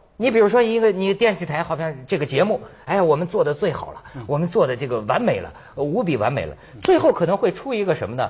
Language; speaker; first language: Chinese; native; Chinese